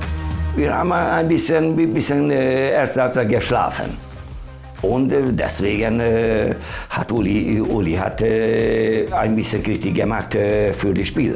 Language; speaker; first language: German; non-native, learner; Hungarian